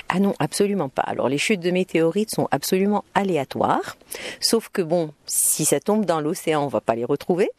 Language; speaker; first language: French; non-native, local second language; Arabic